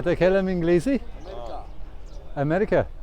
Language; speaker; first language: Arabic; non-native, learner; Latvian